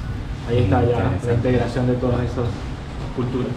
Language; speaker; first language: Spanish; native; Spanish